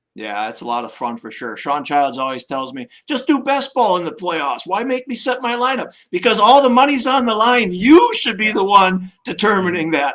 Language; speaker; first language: English; native; English